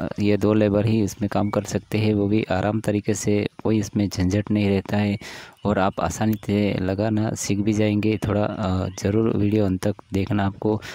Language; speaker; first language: Hindi; native; Hindi